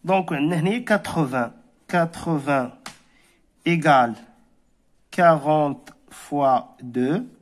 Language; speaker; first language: French; non-native, local second language; Arabic